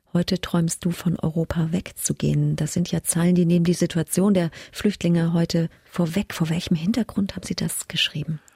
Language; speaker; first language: German; native; German